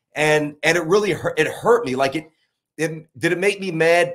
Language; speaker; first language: English; native; English